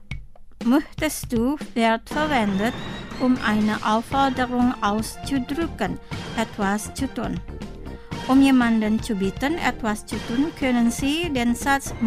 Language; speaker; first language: German; non-native, fluent; Indonesian